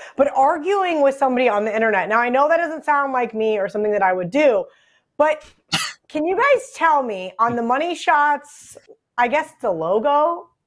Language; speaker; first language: English; native; English